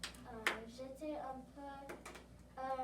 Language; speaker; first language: French; non-native, learner; English